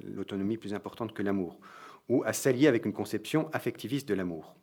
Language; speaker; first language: French; native; French